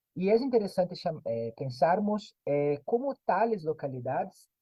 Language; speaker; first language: Spanish; non-native, fluent; Portuguese